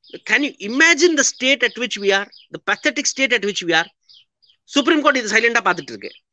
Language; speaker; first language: English; non-native, local second language; Tamil